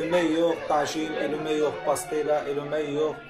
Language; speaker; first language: French; non-native, local second language; Arabic